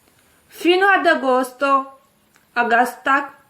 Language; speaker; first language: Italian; non-native, fluent; Urdu